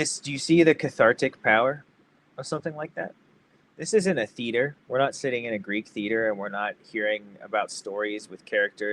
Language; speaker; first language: English; native; English